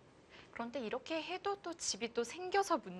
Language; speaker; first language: Korean; native; Korean